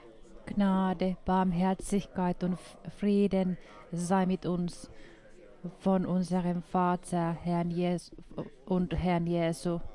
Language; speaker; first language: German; non-native, fluent; Finnish